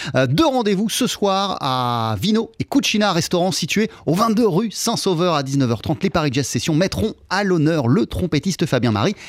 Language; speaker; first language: French; native; French